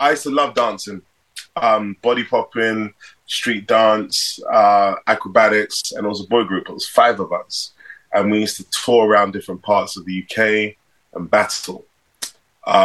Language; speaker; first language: English; native; English